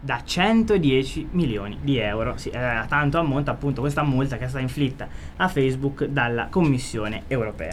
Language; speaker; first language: Italian; native; Italian